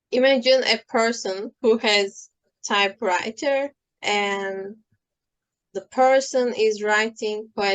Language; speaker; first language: English; non-native, fluent; Turkish